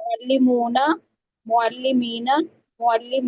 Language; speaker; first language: Arabic; non-native, learner; Urdu